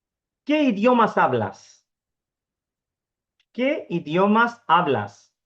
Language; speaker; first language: Spanish; non-native, fluent; Urdu